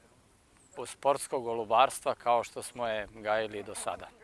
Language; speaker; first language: Bosnian; native; Bosnian